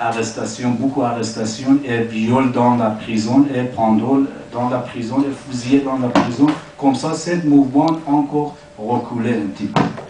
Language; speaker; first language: French; non-native, learner; Persian